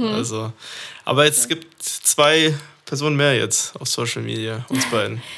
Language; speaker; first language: German; early bilingual, other home language; Persian